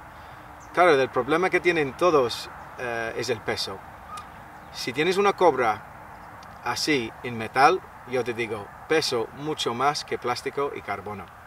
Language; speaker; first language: Spanish; non-native, fluent; English